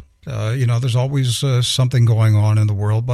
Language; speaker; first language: English; native; English